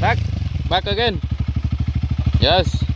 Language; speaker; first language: English; non-native, learner; Lao